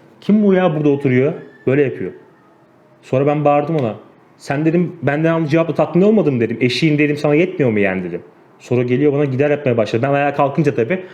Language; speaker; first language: Turkish; native; Turkish